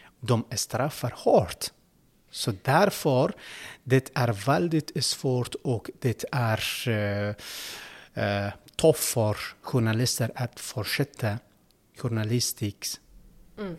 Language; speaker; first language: Swedish; non-native, learner; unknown